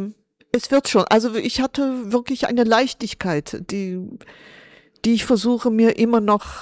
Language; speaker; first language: German; non-native, fluent; Portuguese